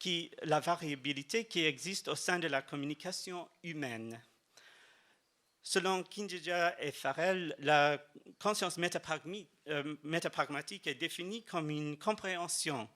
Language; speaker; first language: French; non-native, fluent; English